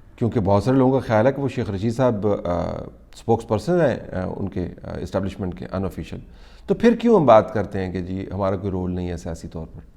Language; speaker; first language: Urdu; native; Urdu